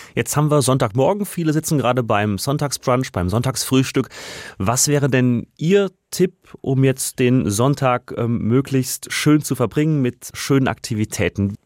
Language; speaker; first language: German; native; German